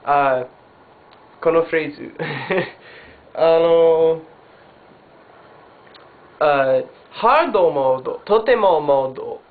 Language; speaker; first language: Japanese; non-native, learner; English